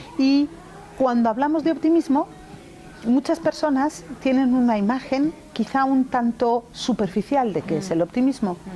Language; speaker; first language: Spanish; early bilingual, other home language; English